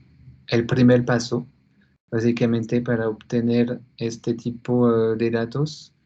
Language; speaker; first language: Spanish; non-native, fluent; French